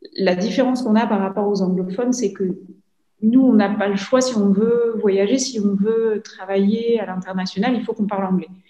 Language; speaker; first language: French; native; French